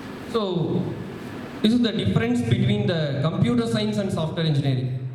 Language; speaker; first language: English; non-native, local second language; Tamil